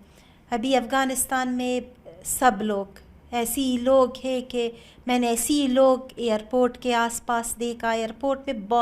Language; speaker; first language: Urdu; non-native, learner; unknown